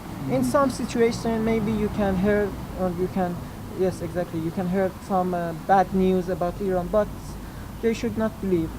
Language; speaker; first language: English; non-native, learner; Persian